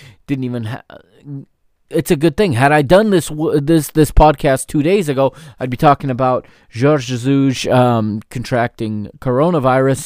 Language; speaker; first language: English; native; English